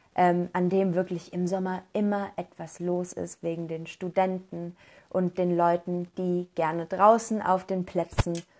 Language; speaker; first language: German; native; German